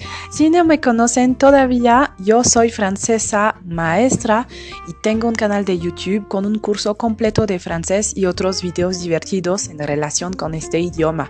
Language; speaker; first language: Spanish; non-native, fluent; French